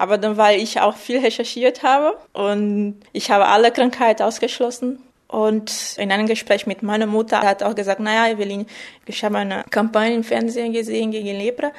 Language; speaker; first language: German; non-native, fluent; Portuguese